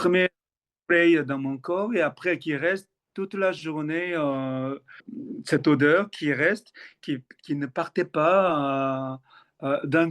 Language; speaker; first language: French; non-native, fluent; Korean